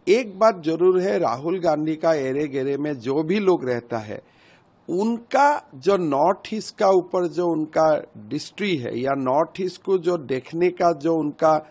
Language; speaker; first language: Hindi; non-native, local second language; Assamese